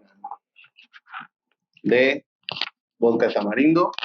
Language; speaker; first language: Spanish; native; Spanish